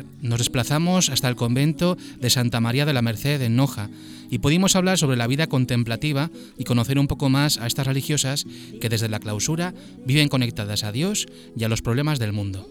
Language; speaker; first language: Spanish; native; Spanish